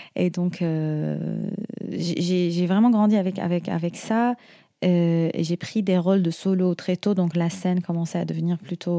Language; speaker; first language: French; non-native, fluent; Arabic